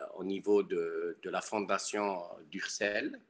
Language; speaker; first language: French; non-native, local second language; Arabic